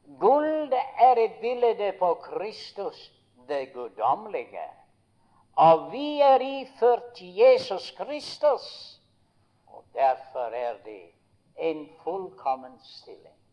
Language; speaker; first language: Norwegian; early bilingual, heritage; Norwegian